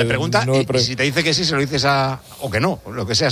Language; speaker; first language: Spanish; native; Spanish